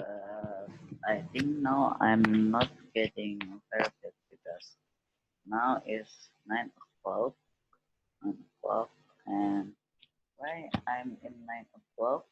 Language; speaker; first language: English; non-native, learner; Indonesian